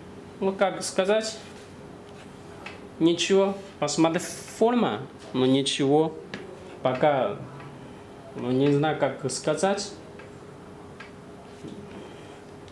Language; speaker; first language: Russian; non-native, learner; Chinese